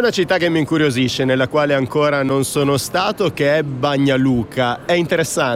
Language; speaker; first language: Italian; native; Italian